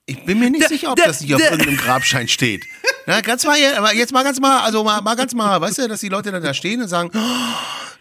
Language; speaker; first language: German; native; German